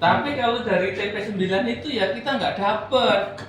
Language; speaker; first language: Indonesian; native; Indonesian